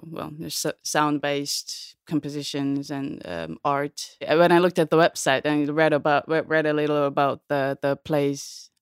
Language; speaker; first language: English; non-native, fluent; Korean